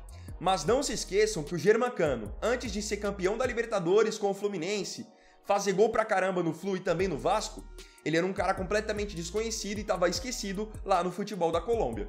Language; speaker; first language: Portuguese; native; Portuguese